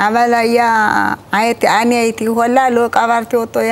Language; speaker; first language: Hebrew; non-native, learner; Amharic